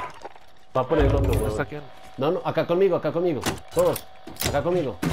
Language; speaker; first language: Spanish; native; Spanish